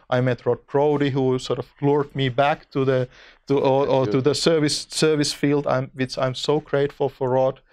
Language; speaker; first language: English; non-native, fluent; Finnish